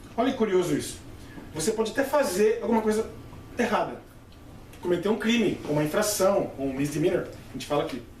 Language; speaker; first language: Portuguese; native; Portuguese